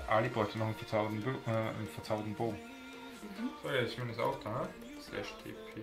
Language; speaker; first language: German; native; German